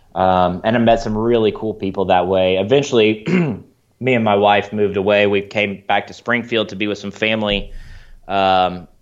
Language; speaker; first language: English; native; English